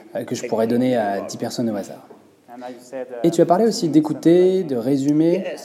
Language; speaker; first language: French; non-native, fluent; English